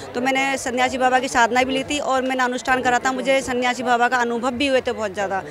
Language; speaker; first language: Hindi; native; Hindi